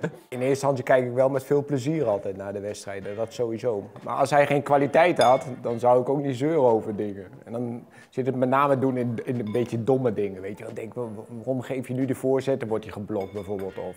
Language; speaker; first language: Dutch; native; Dutch